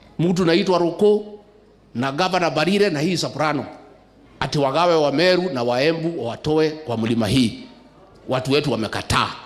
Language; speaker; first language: Swahili; non-native, local second language; Kikuyu